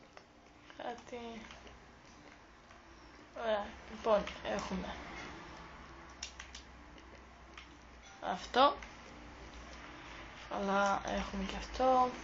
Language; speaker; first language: Greek; native; Greek